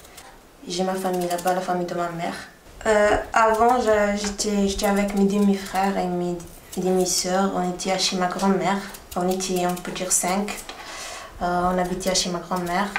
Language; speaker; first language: French; non-native, learner; Arabic